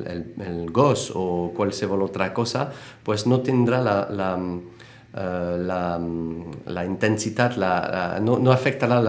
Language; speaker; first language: Catalan; non-native, fluent; French